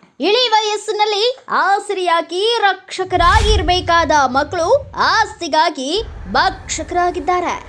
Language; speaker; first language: Kannada; native; Kannada